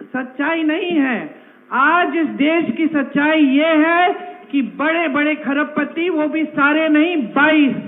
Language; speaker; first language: Hindi; native; Hindi